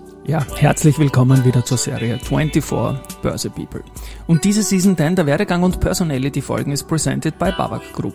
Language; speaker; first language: German; native; German